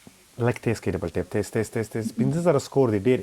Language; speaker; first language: Arabic; non-native, learner; Pashto